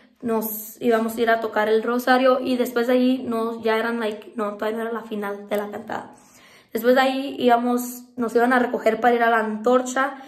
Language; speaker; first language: Spanish; early bilingual, heritage; Spanish